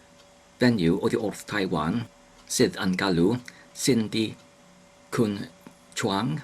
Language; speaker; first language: Welsh; non-native, learner; English